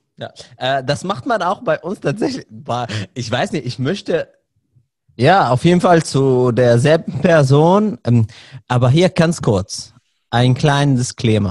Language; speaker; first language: German; non-native, fluent; Arabic